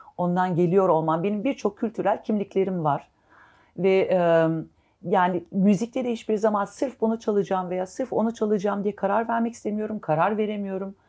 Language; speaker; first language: Turkish; early bilingual, heritage; Turkish